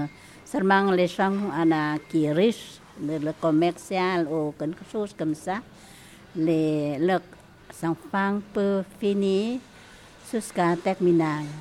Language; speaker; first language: French; non-native, learner; Lao